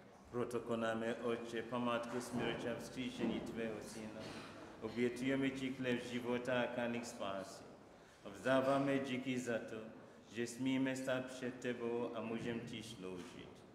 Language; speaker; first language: Czech; non-native, learner; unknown